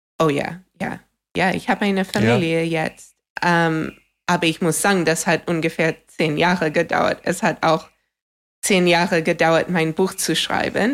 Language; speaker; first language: German; non-native, fluent; English